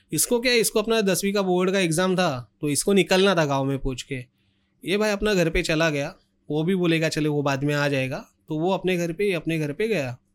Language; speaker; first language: Hindi; non-native, local second language; Marathi